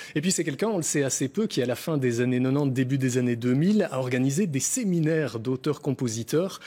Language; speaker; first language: French; native; French